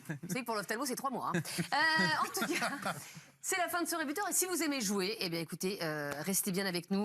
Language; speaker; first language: French; native; French